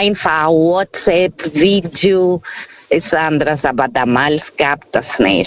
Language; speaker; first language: German; non-native, fluent; Portuguese